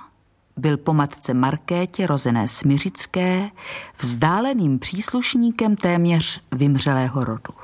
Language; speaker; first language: Czech; native; Czech